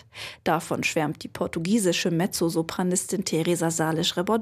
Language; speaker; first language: German; native; German